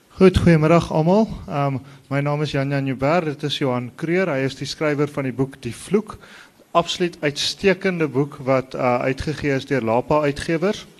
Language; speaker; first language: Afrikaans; native; Afrikaans